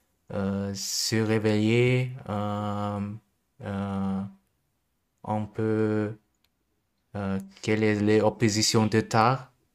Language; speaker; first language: French; non-native, learner; German